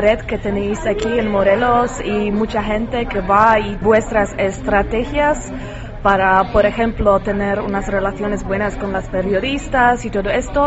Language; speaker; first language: Spanish; non-native, learner; Polish